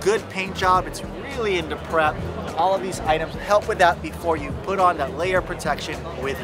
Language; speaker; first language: English; native; English